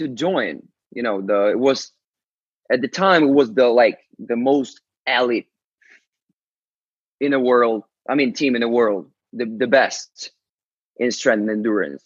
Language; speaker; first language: English; non-native, fluent; Ukrainian